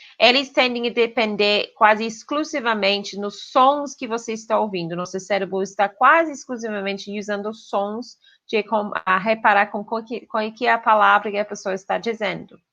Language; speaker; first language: Portuguese; non-native, fluent; English